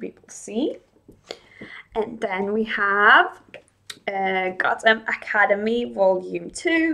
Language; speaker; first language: English; non-native, fluent; Swedish